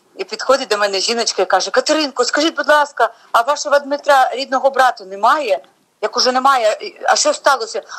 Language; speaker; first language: Ukrainian; native; Ukrainian